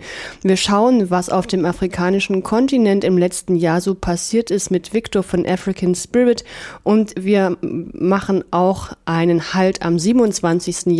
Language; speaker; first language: German; native; German